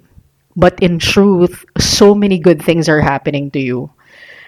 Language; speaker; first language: English; non-native, local second language; Filipino